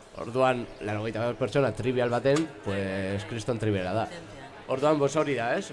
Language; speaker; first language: Basque; non-native, local second language; Spanish